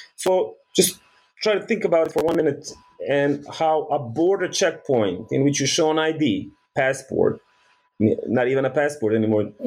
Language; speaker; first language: English; early bilingual, other home language; Bosnian